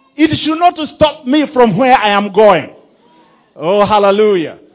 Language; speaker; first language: English; non-native, local second language; Kikuyu